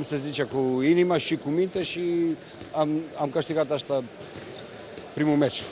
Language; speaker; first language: Romanian; non-native, learner; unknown